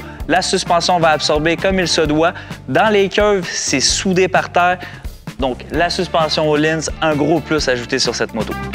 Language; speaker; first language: French; native; French